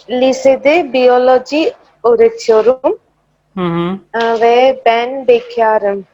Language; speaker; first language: Turkish; non-native, learner; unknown